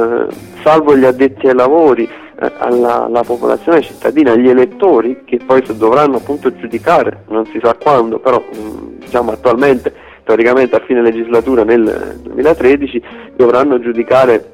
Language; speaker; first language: Italian; native; Italian